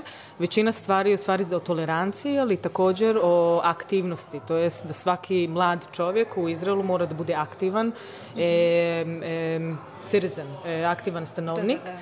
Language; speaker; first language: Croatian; early bilingual, other home language; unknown